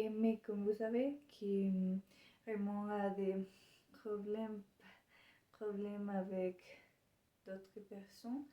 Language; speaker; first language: French; non-native, learner; Spanish